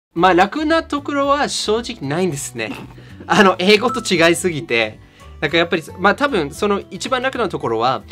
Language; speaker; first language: Japanese; non-native, fluent; English